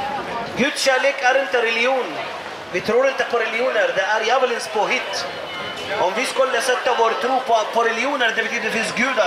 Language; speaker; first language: Swedish; non-native, fluent; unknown